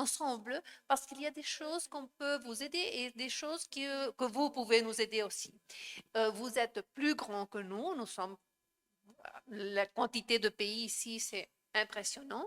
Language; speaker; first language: French; non-native, fluent; Spanish